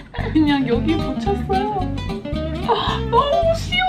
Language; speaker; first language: Korean; non-native, learner; English